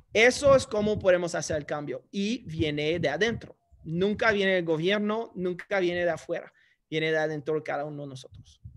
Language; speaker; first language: Spanish; non-native, fluent; English